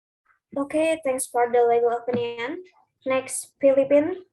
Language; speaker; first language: English; non-native, learner; Indonesian